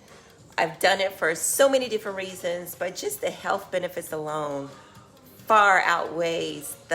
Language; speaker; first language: English; native; English